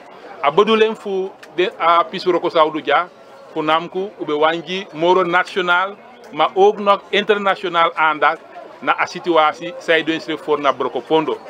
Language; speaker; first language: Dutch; non-native, local second language; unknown